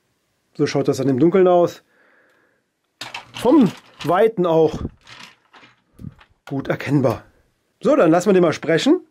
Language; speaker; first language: German; native; German